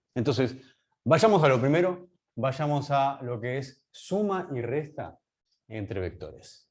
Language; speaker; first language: Spanish; native; Spanish